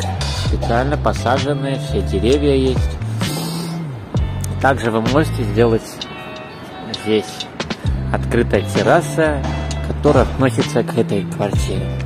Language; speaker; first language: Russian; non-native, fluent; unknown